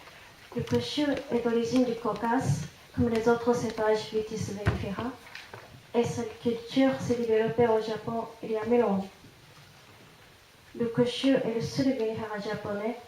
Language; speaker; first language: French; non-native, fluent; Japanese